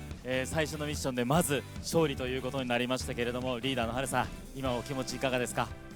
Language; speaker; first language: Japanese; native; Japanese